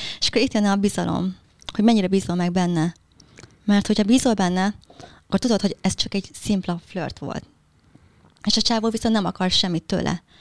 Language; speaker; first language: Hungarian; early bilingual, other home language; Vietnamese